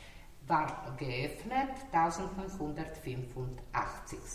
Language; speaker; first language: German; non-native, learner; Slovenian